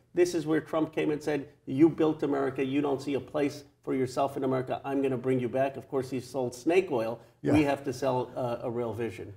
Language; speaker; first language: English; native; English